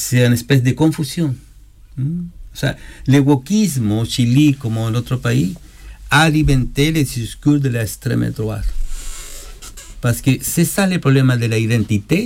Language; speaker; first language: French; non-native, learner; Spanish